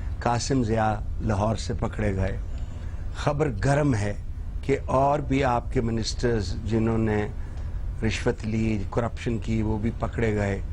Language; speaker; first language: Urdu; non-native, local second language; Punjabi